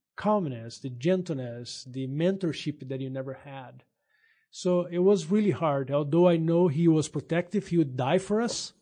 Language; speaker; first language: English; non-native, fluent; Portuguese